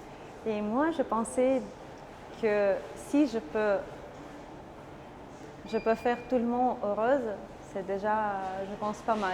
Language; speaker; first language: French; non-native, learner; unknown